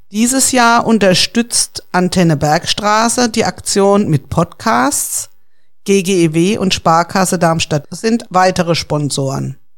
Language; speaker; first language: German; native; German